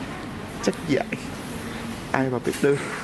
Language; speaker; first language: Vietnamese; non-native, fluent; Japanese